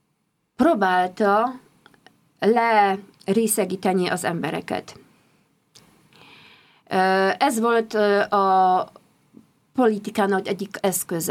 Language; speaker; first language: Hungarian; non-native, fluent; Polish